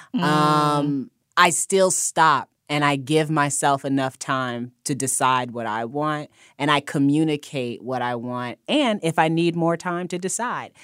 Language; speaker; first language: English; native; English